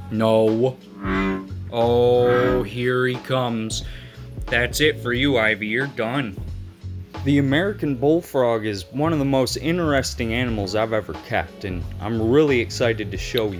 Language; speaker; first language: English; native; English